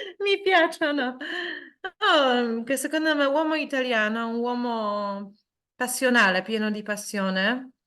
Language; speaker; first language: Italian; non-native, fluent; Polish